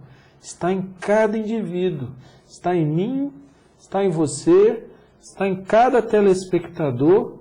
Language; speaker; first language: Portuguese; native; Portuguese